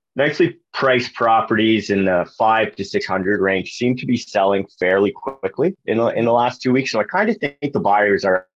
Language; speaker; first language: English; native; English